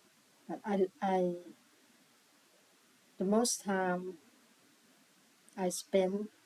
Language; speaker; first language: English; non-native, learner; Thai